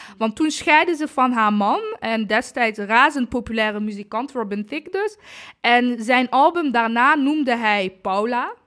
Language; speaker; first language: Dutch; early bilingual, other home language; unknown